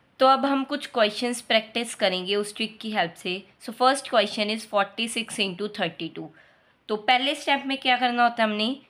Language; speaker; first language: Hindi; non-native, local second language; Punjabi